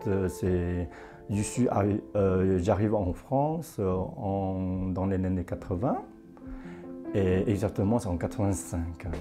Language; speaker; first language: French; non-native, fluent; Chinese